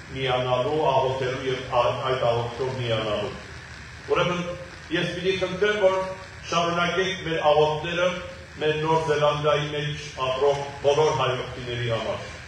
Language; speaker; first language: Armenian; native; Armenian